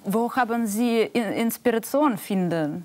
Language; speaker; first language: German; non-native, learner; Russian